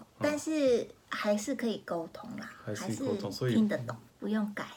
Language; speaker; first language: Chinese; non-native, learner; Japanese